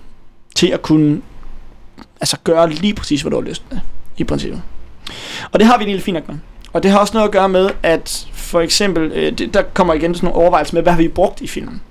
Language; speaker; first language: Danish; native; Danish